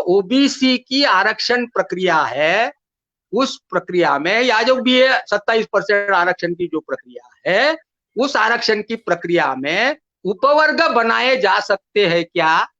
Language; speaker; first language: Hindi; non-native, local second language; Marathi